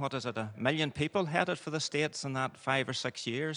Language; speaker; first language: English; native; English